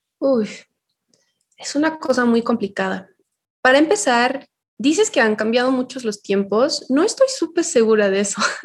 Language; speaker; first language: Spanish; non-native, fluent; English